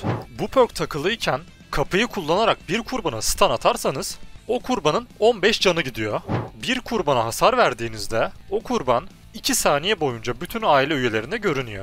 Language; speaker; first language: Turkish; native; Turkish